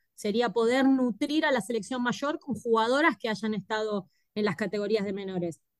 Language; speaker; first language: Spanish; native; Spanish